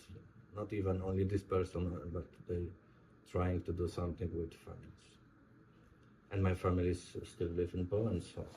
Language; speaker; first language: English; non-native, learner; Polish